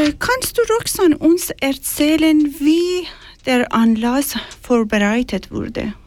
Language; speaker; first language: German; non-native, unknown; Persian